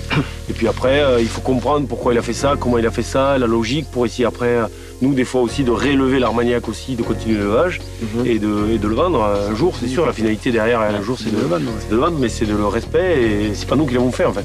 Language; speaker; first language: French; native; French